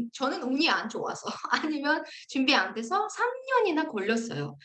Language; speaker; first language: Korean; non-native, fluent; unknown